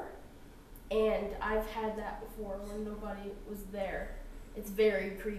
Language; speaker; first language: English; native; English